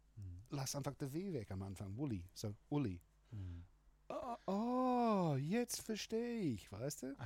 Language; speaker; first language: German; non-native, fluent; English